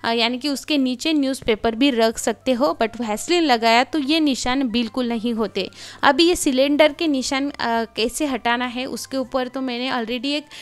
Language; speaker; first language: Hindi; non-native, local second language; Marathi